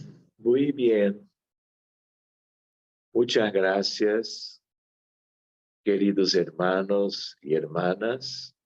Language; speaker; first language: Spanish; non-native, fluent; Portuguese